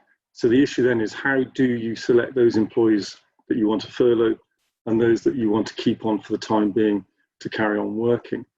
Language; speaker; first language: English; native; English